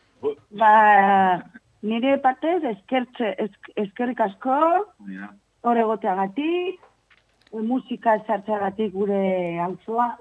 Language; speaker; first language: Basque; non-native, local second language; Spanish